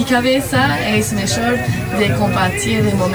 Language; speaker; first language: Spanish; non-native, learner; French